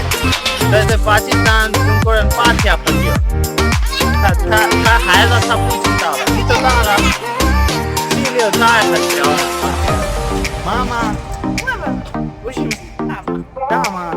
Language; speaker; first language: Chinese; non-native, learner; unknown